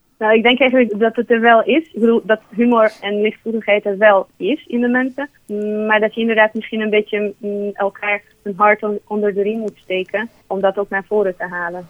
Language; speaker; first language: Dutch; non-native, fluent; Hungarian